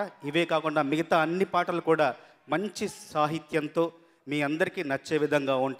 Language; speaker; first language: Telugu; native; Telugu